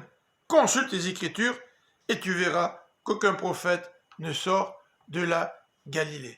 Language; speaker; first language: French; native; French